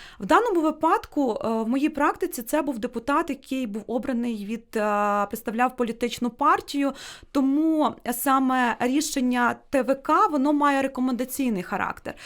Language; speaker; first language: Ukrainian; native; Ukrainian